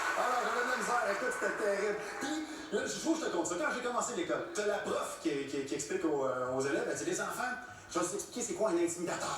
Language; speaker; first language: French; native; French